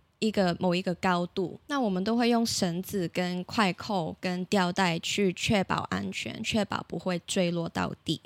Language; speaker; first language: Chinese; non-native, local second language; Cantonese